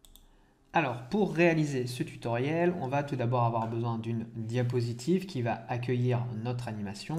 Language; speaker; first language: French; native; French